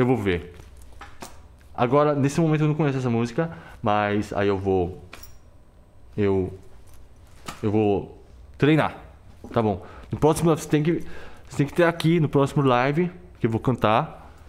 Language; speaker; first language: Portuguese; non-native, fluent; Korean